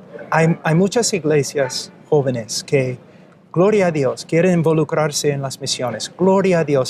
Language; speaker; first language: Spanish; non-native, fluent; English